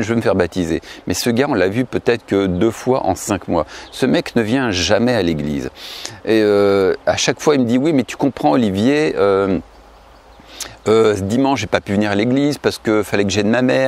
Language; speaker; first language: French; native; French